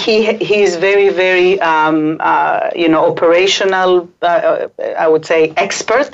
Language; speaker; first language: English; non-native, fluent; Hebrew